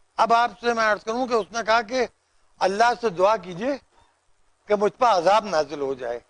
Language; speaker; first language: Urdu; native; Urdu